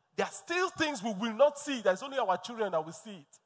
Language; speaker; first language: English; non-native, local second language; Yoruba